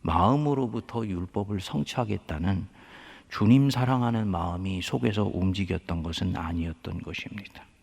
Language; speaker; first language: Korean; native; Korean